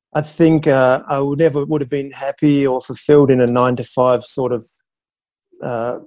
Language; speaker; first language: English; native; English